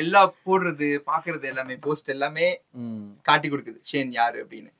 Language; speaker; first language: Tamil; native; Tamil